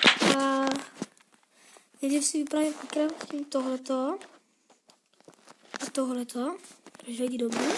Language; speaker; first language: Czech; non-native, learner; Slovak